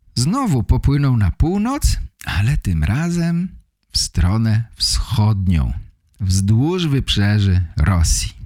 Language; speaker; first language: Polish; native; Polish